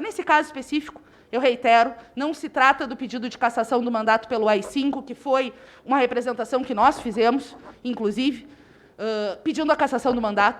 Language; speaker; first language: Portuguese; native; Portuguese